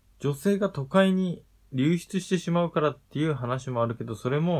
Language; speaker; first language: Japanese; native; Japanese